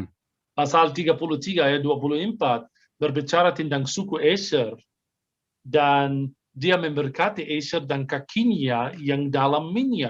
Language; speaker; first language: Indonesian; non-native, fluent; Arabic